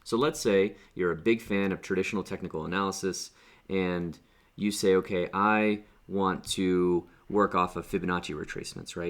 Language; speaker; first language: English; native; English